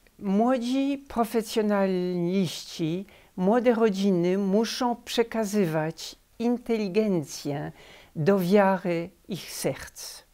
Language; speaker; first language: Polish; early bilingual, heritage; Polish